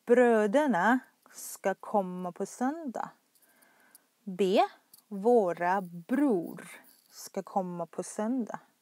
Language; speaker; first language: Swedish; non-native, fluent; Thai